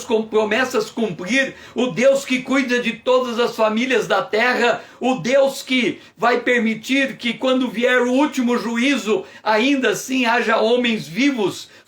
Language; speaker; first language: Portuguese; native; Portuguese